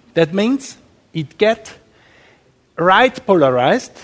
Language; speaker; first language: English; non-native, learner; German